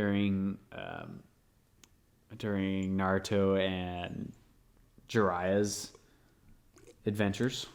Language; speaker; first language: English; native; English